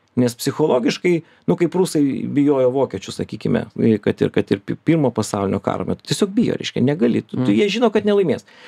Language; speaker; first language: Lithuanian; native; Lithuanian